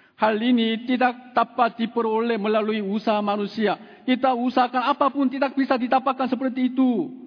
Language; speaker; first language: Indonesian; non-native, fluent; Korean